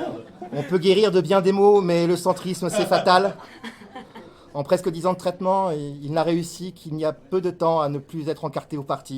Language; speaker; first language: French; native; French